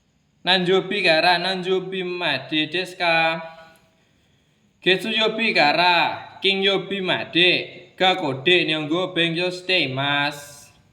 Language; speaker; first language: Japanese; non-native, learner; Indonesian